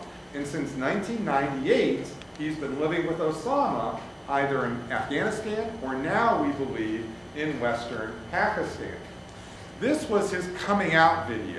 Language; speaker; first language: English; native; English